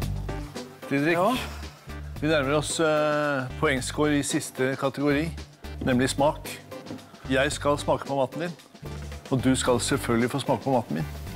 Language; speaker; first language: Norwegian; native; Norwegian